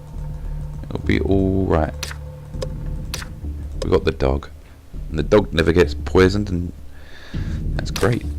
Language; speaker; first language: English; native; English